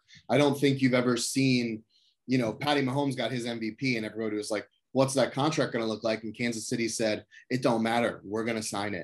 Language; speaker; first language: English; native; English